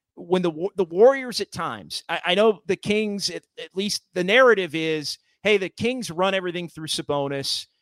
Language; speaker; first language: English; native; English